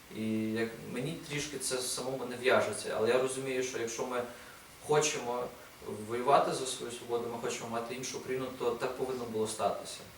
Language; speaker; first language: Ukrainian; native; Ukrainian